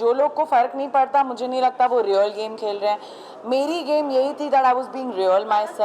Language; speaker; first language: Hindi; native; Hindi